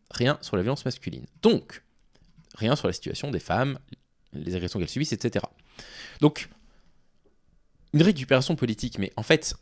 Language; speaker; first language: French; native; French